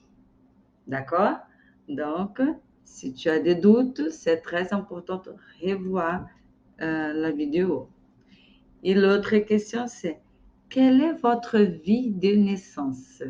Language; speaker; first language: French; non-native, fluent; Portuguese